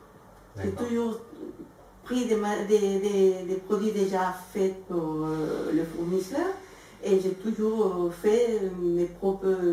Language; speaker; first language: French; non-native, fluent; Spanish